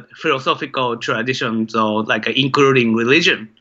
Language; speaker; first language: English; non-native, fluent; Japanese